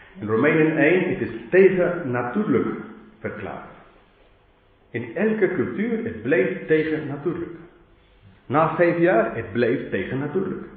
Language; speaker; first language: Dutch; non-native, fluent; English